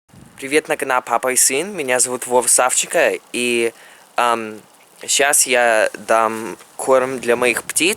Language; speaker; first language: Russian; early bilingual, heritage; Russian